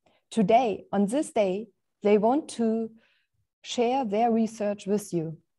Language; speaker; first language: English; non-native, fluent; German